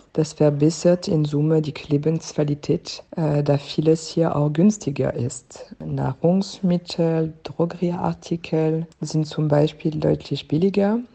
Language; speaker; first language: German; non-native, fluent; French